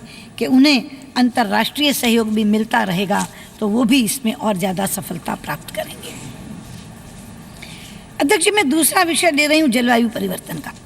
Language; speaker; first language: Hindi; native; Hindi